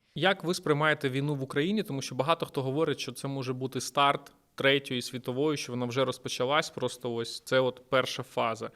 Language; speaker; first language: Ukrainian; native; Ukrainian